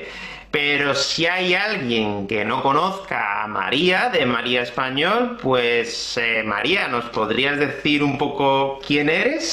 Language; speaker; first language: Spanish; native; Spanish